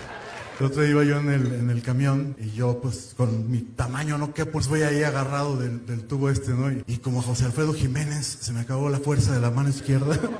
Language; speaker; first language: Spanish; native; Spanish